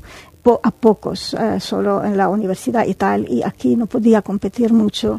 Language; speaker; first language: Spanish; non-native, fluent; Arabic